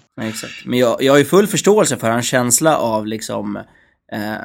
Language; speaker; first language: Swedish; native; Swedish